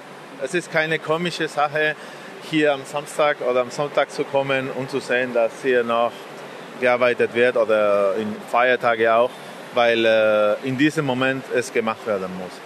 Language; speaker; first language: German; non-native, fluent; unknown